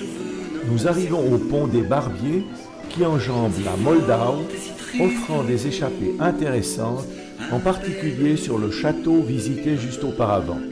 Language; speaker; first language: French; native; French